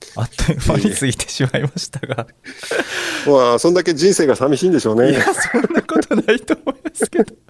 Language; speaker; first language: Japanese; native; Japanese